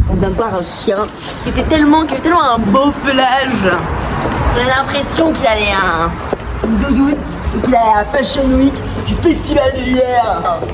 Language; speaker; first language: French; native; French